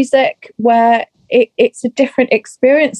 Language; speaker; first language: English; native; English